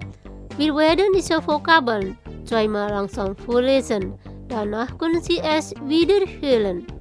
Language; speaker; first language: German; non-native, fluent; Indonesian